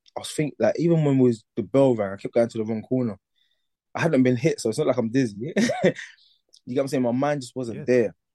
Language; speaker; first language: English; native; English